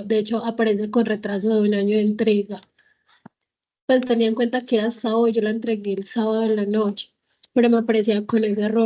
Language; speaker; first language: Spanish; native; Spanish